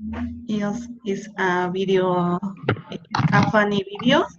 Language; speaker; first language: English; non-native, learner; Spanish